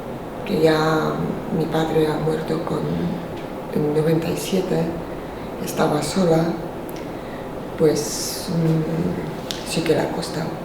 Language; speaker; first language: Spanish; non-native, fluent; Polish